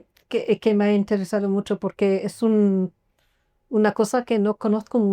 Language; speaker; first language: Spanish; non-native, fluent; English